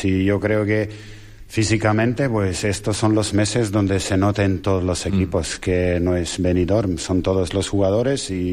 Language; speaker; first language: Spanish; non-native, fluent; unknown